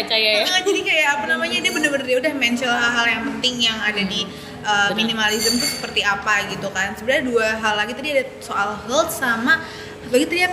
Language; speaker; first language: Indonesian; native; Indonesian